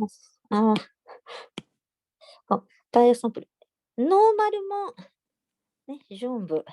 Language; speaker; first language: French; non-native, learner; Japanese